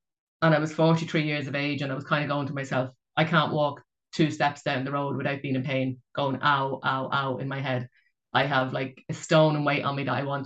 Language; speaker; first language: English; native; English